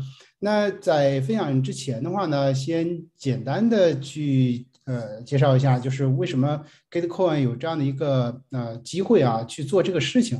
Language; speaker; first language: Chinese; native; Chinese